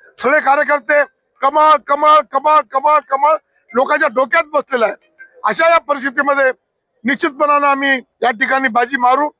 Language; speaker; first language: Marathi; native; Marathi